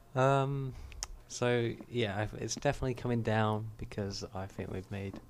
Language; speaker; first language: English; native; English